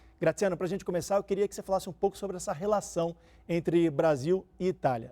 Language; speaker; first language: Portuguese; native; Portuguese